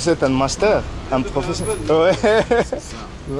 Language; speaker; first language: French; non-native, learner; Spanish